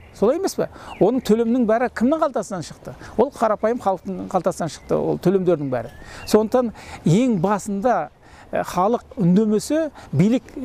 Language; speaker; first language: Kazakh; native; Kazakh